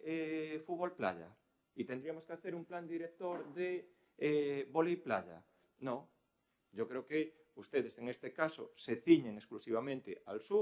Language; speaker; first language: Spanish; native; Spanish